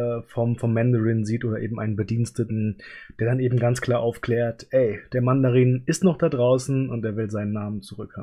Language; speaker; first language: German; native; German